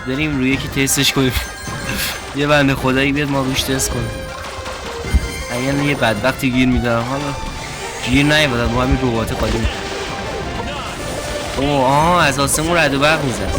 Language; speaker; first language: Persian; native; Persian